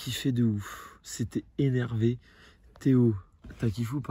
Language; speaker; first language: French; native; French